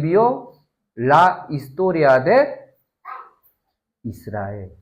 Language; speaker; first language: Spanish; non-native, learner; Korean